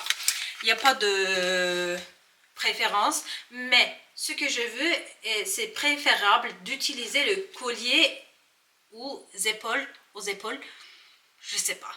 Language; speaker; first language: French; non-native, learner; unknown